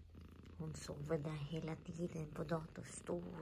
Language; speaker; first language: Swedish; non-native, learner; Filipino